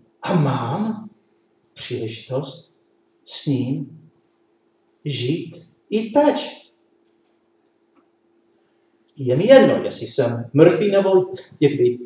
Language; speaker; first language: Czech; non-native, learner; English